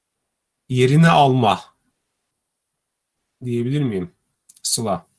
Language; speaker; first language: Turkish; native; Turkish